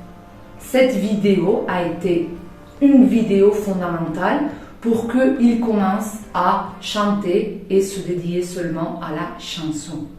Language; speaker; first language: French; non-native, fluent; Spanish